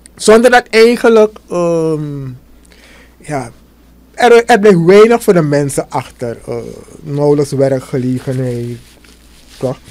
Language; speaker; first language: Dutch; native; Dutch